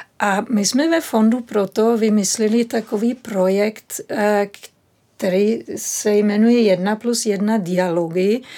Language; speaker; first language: Czech; non-native, fluent; German